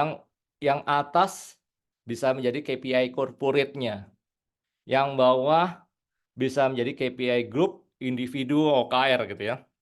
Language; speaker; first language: Indonesian; native; Indonesian